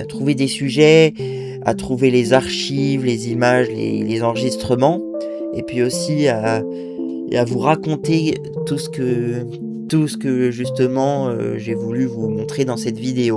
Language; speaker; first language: French; native; French